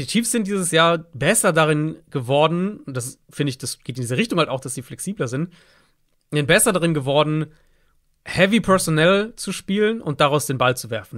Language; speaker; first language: German; native; German